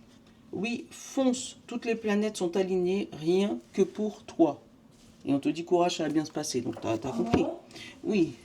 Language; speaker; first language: French; native; French